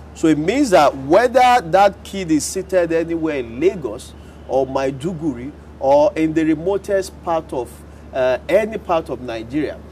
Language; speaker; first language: English; non-native, local second language; Yoruba